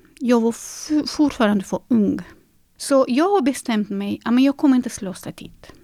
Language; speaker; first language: Swedish; non-native, fluent; Russian